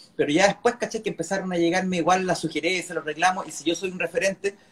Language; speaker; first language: Spanish; native; Spanish